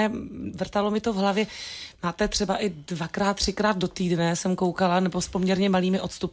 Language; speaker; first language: Czech; native; Czech